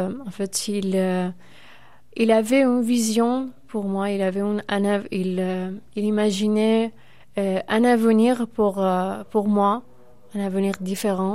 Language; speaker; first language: French; non-native, fluent; Persian